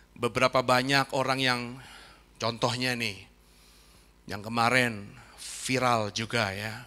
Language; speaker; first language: Indonesian; native; Indonesian